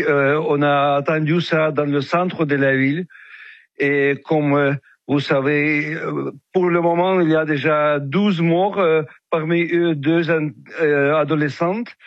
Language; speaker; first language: French; non-native, fluent; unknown